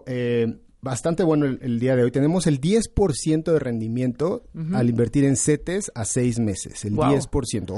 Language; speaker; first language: Spanish; native; Spanish